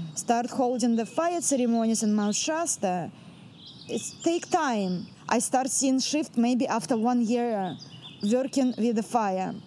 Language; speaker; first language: English; non-native, fluent; Russian